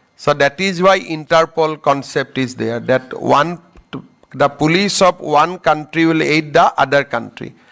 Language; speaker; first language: English; non-native, local second language; Assamese